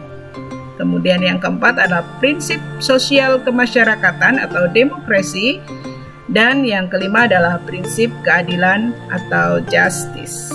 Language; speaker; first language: Indonesian; native; Indonesian